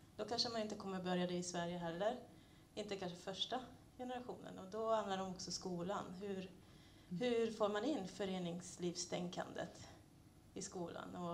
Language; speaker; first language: Swedish; non-native, fluent; Hungarian